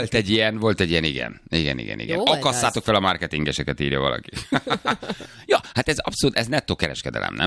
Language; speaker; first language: Hungarian; native; Hungarian